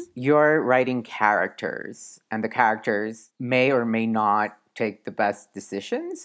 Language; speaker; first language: English; non-native, fluent; Spanish